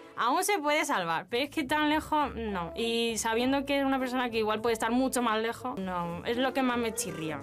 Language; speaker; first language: Spanish; native; Spanish